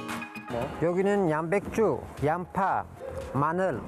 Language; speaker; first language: Korean; non-native, learner; Turkish